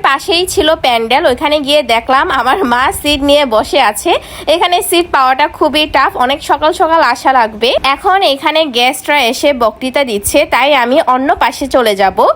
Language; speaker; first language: Bangla; non-native, local second language; Marma